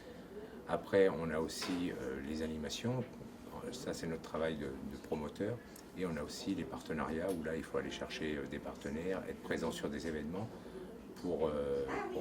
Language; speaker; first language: French; native; French